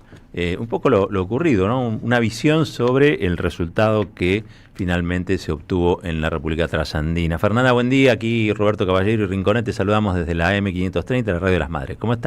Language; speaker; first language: Spanish; native; Spanish